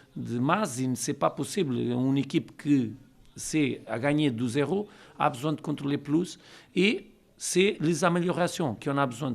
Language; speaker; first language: French; non-native, learner; Portuguese